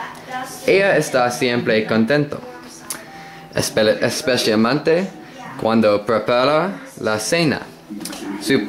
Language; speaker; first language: Spanish; non-native, learner; English